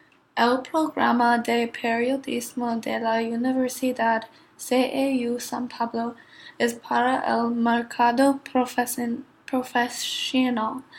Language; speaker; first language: Spanish; non-native, learner; English